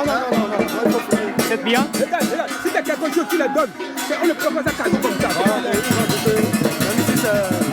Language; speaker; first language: French; non-native, learner; Turkish